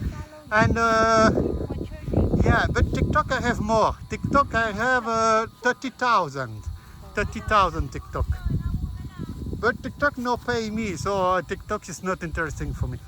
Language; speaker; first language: English; non-native, learner; French